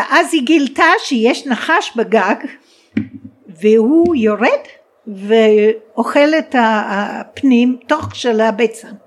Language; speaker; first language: Hebrew; non-native, fluent; English